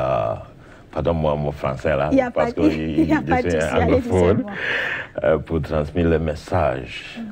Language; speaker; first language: French; non-native, learner; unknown